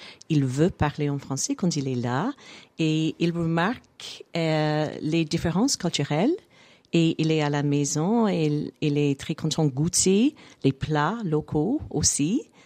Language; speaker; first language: French; non-native, fluent; English